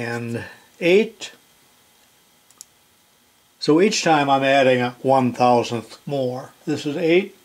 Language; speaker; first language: English; native; English